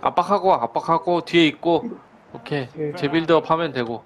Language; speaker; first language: Korean; native; Korean